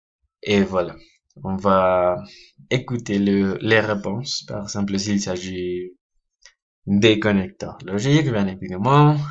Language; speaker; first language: French; non-native, learner; Spanish